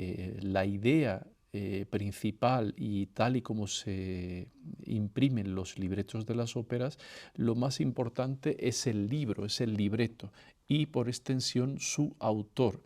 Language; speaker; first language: Spanish; native; Spanish